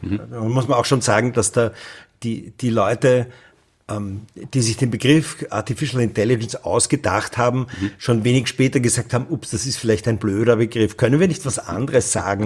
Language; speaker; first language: German; native; German